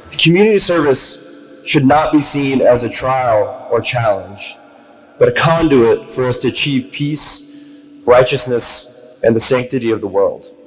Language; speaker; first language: English; native; English